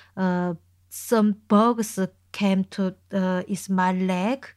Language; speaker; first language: English; non-native, learner; Korean